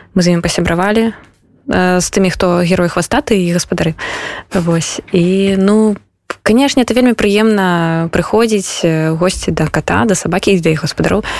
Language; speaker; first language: Belarusian; non-native, local second language; Russian